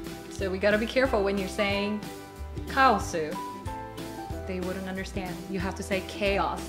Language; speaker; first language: English; non-native, fluent; Japanese